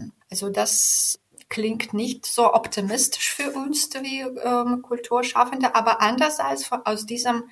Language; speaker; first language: German; non-native, fluent; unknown